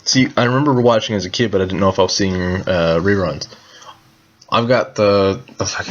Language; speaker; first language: English; native; English